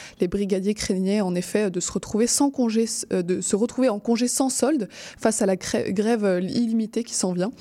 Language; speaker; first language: French; native; French